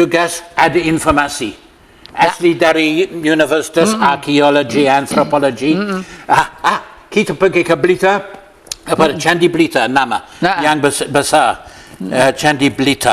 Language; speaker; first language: Indonesian; non-native, learner; English